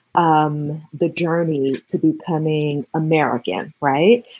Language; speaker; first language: English; native; English